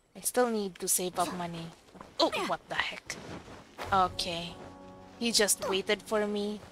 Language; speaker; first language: English; non-native, local second language; Filipino